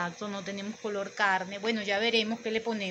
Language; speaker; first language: Spanish; native; Spanish